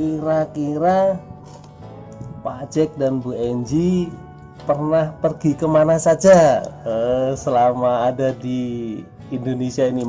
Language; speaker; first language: Indonesian; native; Indonesian